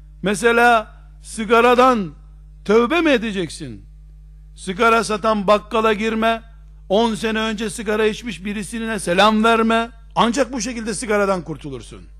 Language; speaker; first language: Turkish; native; Turkish